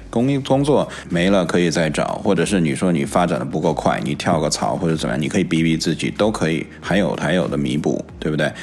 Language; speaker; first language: Chinese; native; Chinese